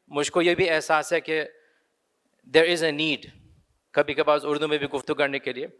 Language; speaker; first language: Urdu; early bilingual, other home language; English